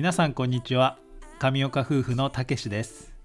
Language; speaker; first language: Japanese; native; Japanese